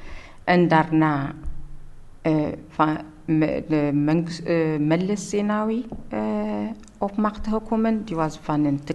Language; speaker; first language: Dutch; non-native, learner; Tigrinya